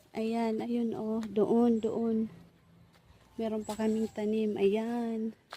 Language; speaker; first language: Filipino; non-native, local second language; Waray